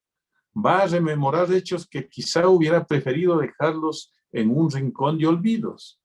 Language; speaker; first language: Spanish; native; Spanish